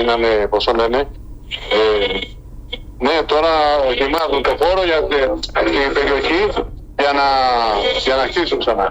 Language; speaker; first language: Greek; early bilingual, heritage; Spanish